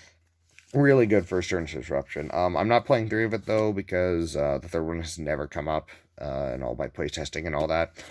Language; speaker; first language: English; native; English